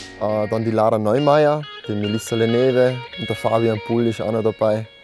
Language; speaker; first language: German; native; German